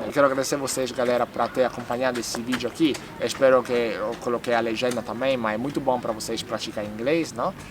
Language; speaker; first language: Portuguese; non-native, fluent; Italian